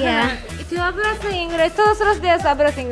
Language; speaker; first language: Spanish; non-native, learner; Japanese